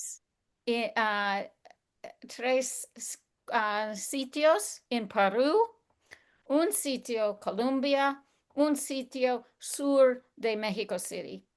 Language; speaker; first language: Spanish; non-native, learner; English